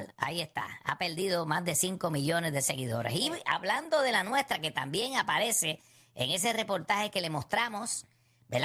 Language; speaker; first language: Spanish; native; Spanish